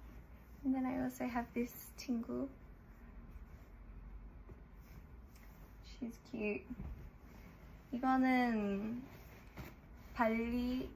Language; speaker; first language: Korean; early bilingual, heritage; English